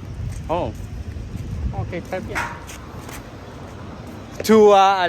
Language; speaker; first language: French; non-native, learner; English